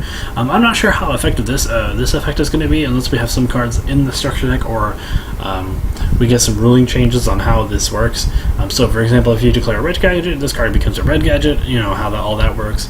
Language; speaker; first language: English; native; English